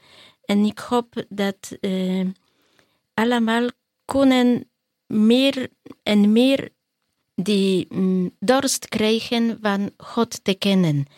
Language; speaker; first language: Dutch; non-native, learner; Polish